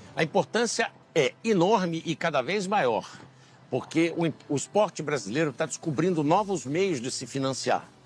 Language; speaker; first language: Portuguese; native; Portuguese